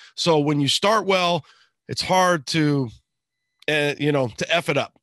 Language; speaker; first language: English; native; English